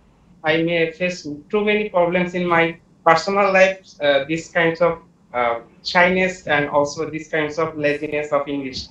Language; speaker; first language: English; non-native, learner; Bangla